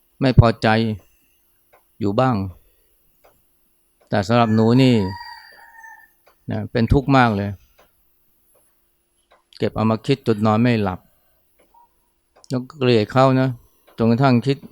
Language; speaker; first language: Thai; native; Thai